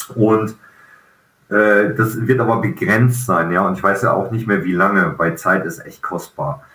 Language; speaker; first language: German; native; German